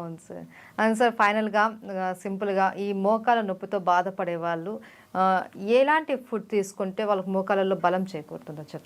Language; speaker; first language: Telugu; native; Telugu